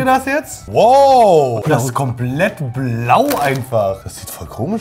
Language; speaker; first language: German; native; German